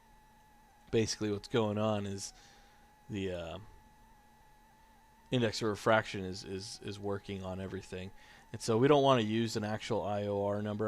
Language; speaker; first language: English; native; English